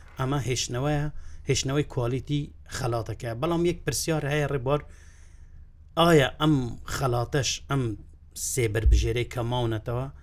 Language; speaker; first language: Central Kurdish; non-native, local second language; Kurdish